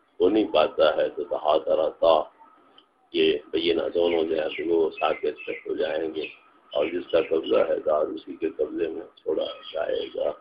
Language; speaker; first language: Urdu; non-native, local second language; Punjabi